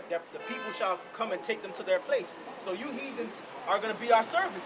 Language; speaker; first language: English; native; English